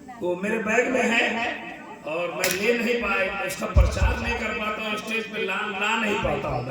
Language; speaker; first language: Hindi; non-native, local second language; Maithili